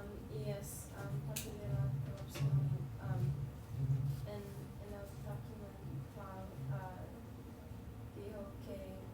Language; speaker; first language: Spanish; non-native, learner; English